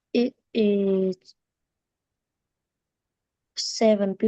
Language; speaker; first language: English; non-native, learner; Vietnamese